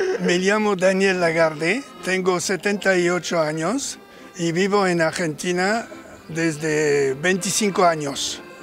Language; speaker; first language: Spanish; non-native, fluent; French